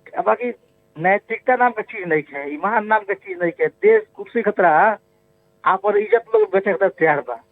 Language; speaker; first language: Bhojpuri; native; Bhojpuri